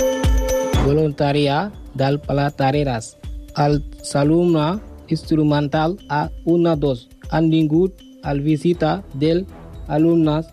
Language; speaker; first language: Catalan; non-native, learner; Spanish